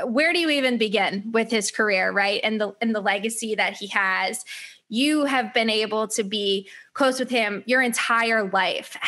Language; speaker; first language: English; native; English